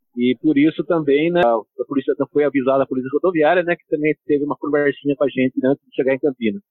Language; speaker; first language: Portuguese; early bilingual, other home language; Italian